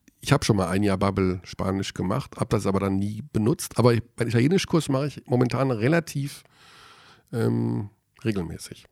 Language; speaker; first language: German; native; German